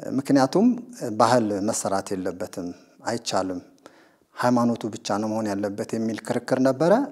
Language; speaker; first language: Amharic; non-native, local second language; Sebat Bet Gurage